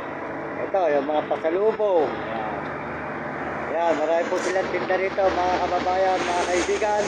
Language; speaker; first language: Filipino; native; Filipino